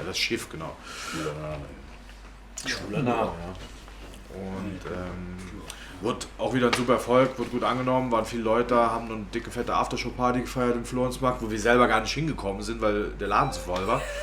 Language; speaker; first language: German; native; German